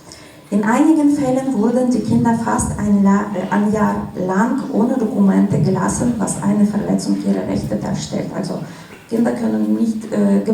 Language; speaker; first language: German; non-native, fluent; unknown